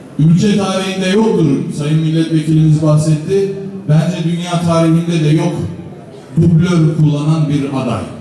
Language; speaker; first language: Turkish; native; Turkish